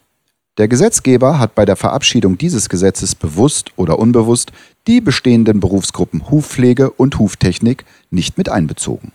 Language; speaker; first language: German; native; German